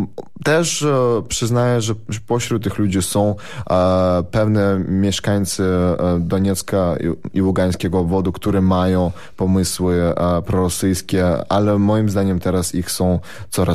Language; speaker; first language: Polish; non-native, fluent; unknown